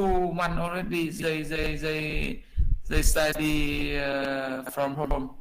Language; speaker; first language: English; non-native, learner; Vietnamese